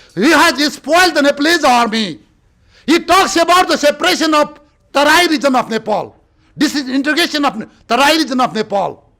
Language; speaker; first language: English; non-native, local second language; Nepali